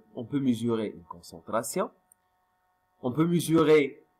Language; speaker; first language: French; non-native, local second language; Arabic